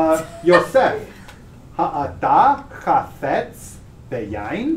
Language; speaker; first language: Hebrew; non-native, learner; English